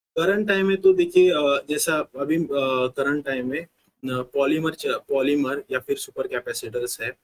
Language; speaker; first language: Hindi; non-native, local second language; Marathi